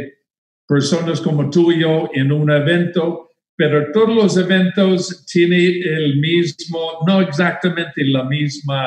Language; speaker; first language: Spanish; non-native, fluent; English